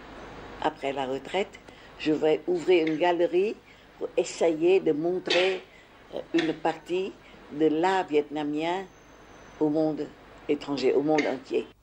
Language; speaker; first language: French; non-native, fluent; Vietnamese